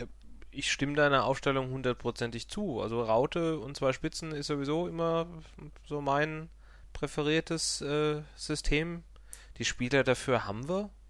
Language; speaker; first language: German; native; German